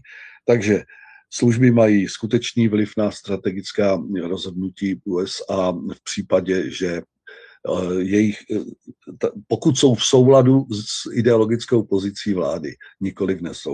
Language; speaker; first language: Czech; native; Czech